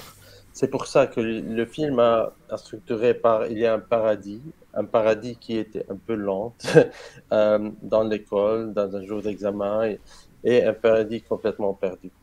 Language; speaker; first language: French; non-native, learner; Arabic